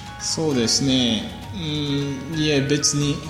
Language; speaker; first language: Japanese; non-native, learner; Bulgarian